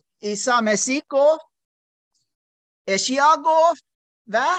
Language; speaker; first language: Persian; non-native, learner; German